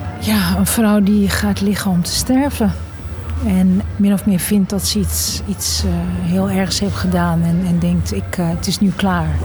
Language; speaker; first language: Dutch; early bilingual, other home language; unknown